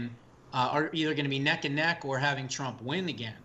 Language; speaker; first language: English; native; English